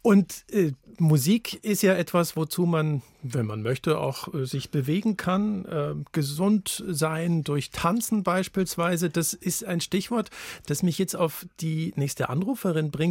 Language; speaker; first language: German; native; German